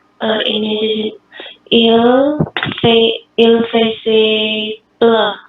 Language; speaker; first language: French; non-native, learner; Indonesian